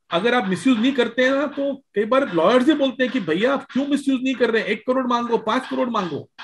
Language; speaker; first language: Hindi; native; Hindi